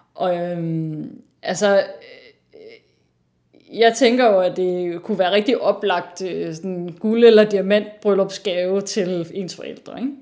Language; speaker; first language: Danish; native; Danish